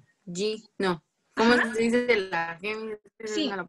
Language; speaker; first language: Spanish; native; Spanish